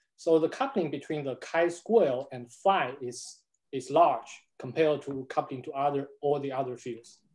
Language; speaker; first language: English; non-native, fluent; Chinese